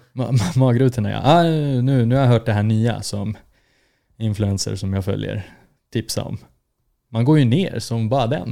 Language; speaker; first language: Swedish; early bilingual, other home language; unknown